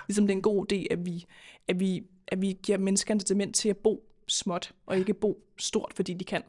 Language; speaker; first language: Danish; native; Danish